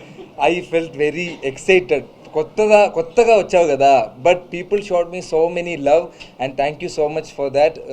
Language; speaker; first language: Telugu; non-native, learner; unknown